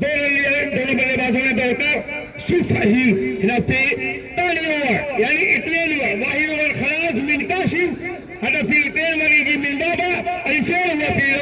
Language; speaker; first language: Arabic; non-native, learner; Hindi